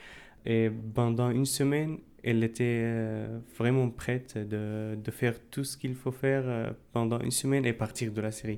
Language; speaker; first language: French; non-native, fluent; Arabic